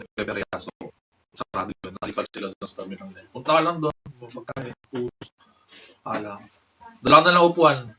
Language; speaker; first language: Filipino; early bilingual, heritage; Filipino